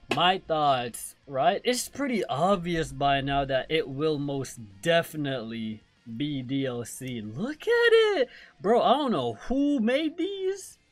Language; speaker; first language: English; non-native, local second language; Jamaican Creole English